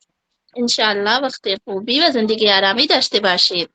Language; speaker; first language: Persian; non-native, learner; Urdu